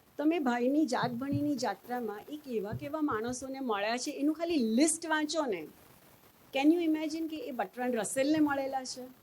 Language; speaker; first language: Gujarati; native; Gujarati